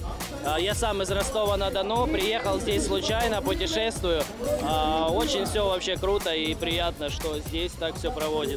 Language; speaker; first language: Russian; native; Russian